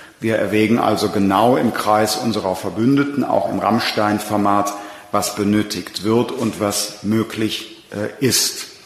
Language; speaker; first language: German; native; German